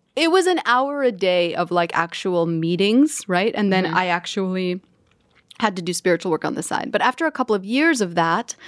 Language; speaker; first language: English; native; English